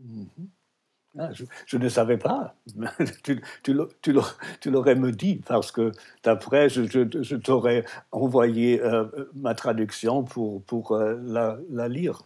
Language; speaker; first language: French; non-native, fluent; German